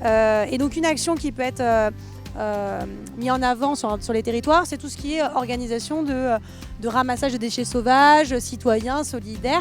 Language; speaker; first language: French; native; French